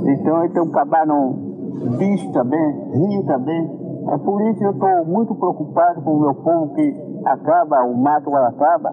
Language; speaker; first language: Portuguese; non-native, local second language; Kayapó